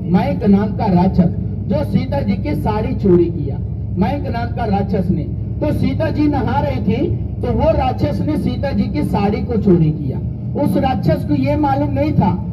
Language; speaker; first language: Hindi; native; Hindi